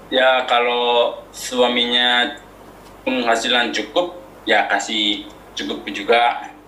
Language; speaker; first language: Indonesian; non-native, fluent; Japanese